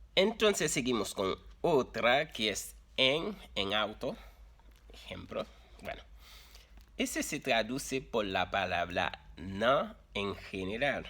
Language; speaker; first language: Spanish; non-native, fluent; Haitian Creole